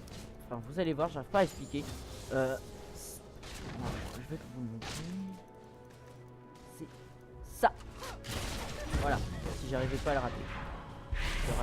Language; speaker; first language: French; native; French